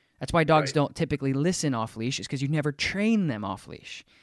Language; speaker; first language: English; native; English